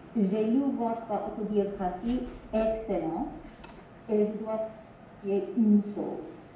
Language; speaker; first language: French; non-native, fluent; English